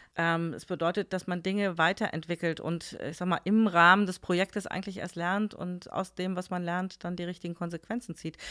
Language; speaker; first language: German; native; German